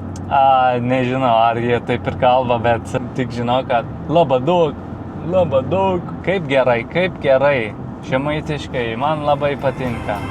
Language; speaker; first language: Lithuanian; non-native, learner; Turkish